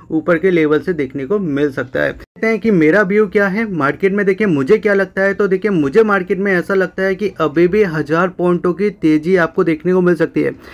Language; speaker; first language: Hindi; native; Hindi